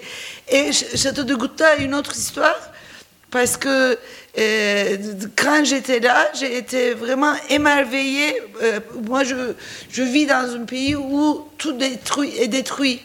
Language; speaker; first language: French; non-native, fluent; Turkish